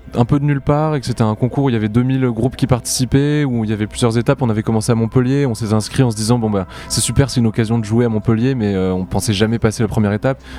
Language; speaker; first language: French; native; French